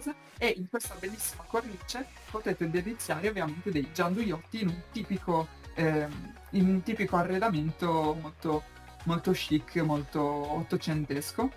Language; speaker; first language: Italian; native; Italian